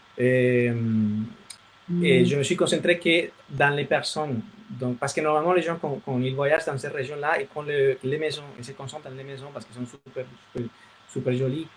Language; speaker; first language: French; non-native, fluent; Spanish